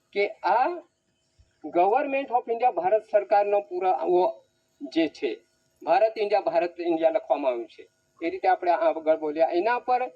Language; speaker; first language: Gujarati; non-native, local second language; Bhili